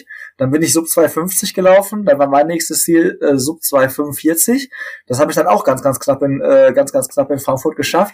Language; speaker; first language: German; native; German